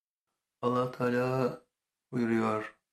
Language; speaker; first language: Turkish; native; Turkish